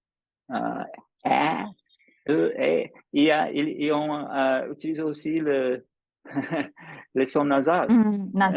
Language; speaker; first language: French; non-native, fluent; English